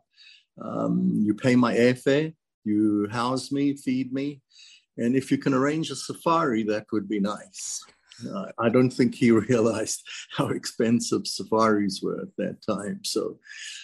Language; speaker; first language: English; native; English